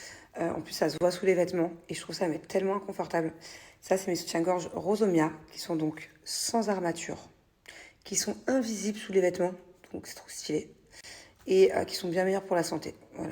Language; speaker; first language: French; native; French